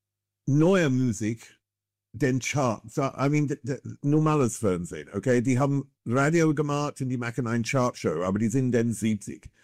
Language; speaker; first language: German; non-native, fluent; English